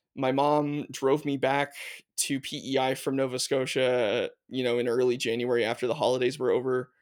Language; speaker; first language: English; native; English